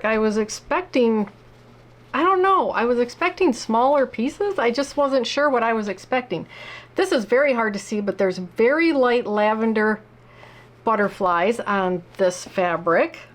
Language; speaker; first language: English; native; English